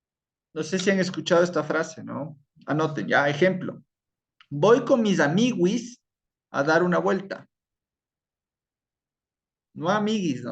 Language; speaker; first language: Spanish; native; Spanish